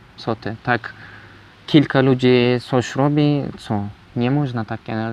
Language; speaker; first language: Polish; non-native, learner; Turkish